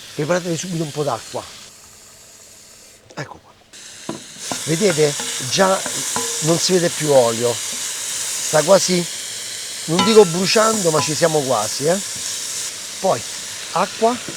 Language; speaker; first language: Italian; native; Italian